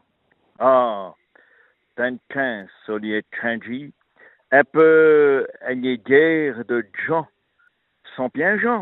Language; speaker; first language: French; native; French